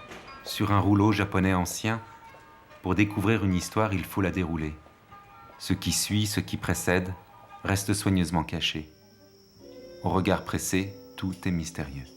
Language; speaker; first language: French; native; French